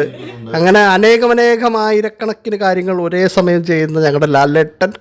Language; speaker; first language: Malayalam; native; Malayalam